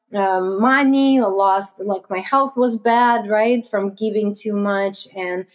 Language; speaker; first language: English; non-native, fluent; Russian